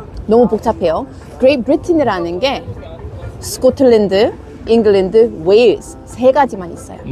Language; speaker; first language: Korean; non-native, fluent; English